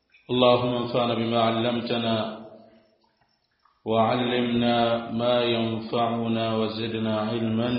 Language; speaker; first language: Arabic; non-native, fluent; Swahili